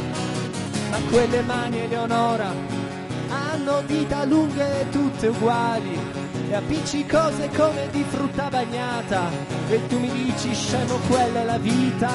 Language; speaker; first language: Italian; native; Italian